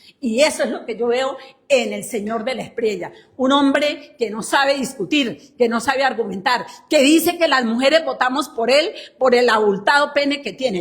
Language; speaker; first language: Spanish; native; Spanish